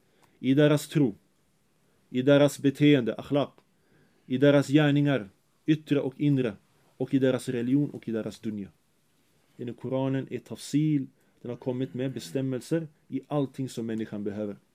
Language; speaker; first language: Swedish; early bilingual, other home language; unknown